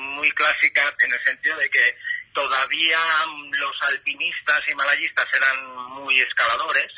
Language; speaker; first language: Spanish; native; Spanish